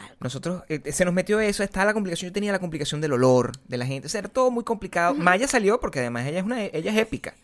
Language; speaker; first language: Spanish; native; Spanish